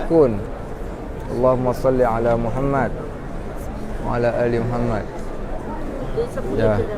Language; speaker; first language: Malay; native; Malay